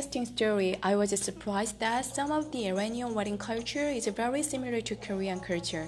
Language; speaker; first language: English; non-native, fluent; Korean